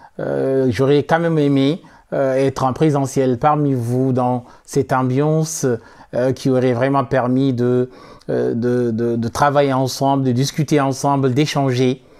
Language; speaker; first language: French; non-native, local second language; Soninke